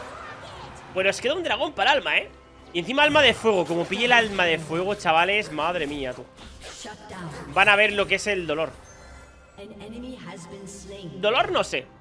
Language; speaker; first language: Spanish; native; Spanish